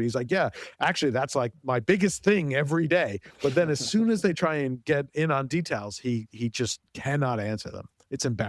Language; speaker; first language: English; native; English